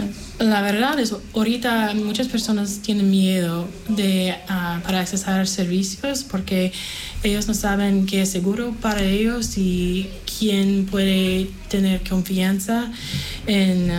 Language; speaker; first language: Spanish; non-native, fluent; English